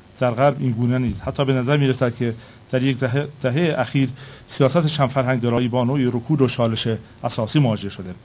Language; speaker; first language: Persian; non-native, local second language; Kurdish